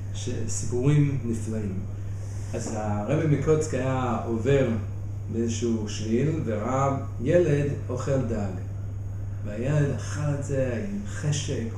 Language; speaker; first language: Hebrew; non-native, fluent; English